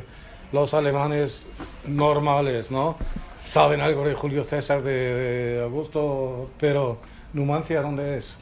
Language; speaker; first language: Spanish; non-native, fluent; German